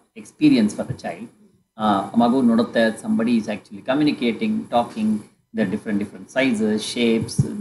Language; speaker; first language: English; non-native, local second language; Kannada